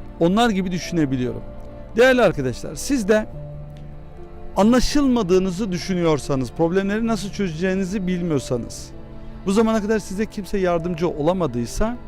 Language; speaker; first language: Turkish; early bilingual, heritage; Turkish